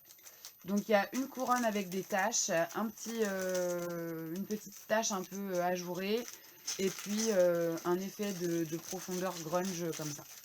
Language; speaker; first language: French; native; French